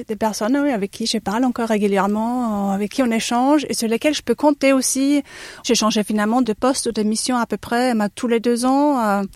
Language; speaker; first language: French; non-native, fluent; German